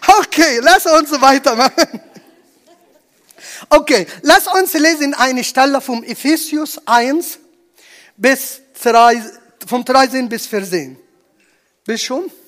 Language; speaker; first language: German; non-native, learner; Arabic